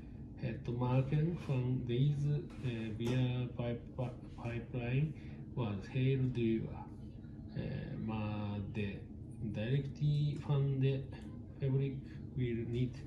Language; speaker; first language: Dutch; non-native, learner; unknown